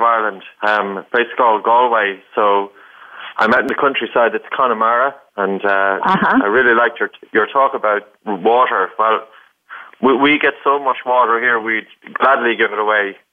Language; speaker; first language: English; native; English